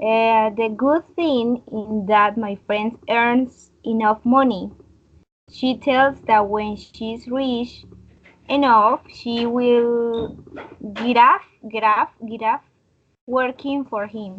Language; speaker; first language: English; non-native, learner; Spanish